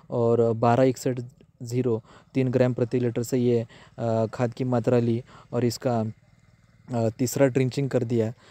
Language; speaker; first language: Hindi; native; Hindi